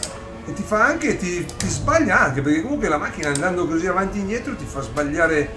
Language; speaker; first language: Italian; native; Italian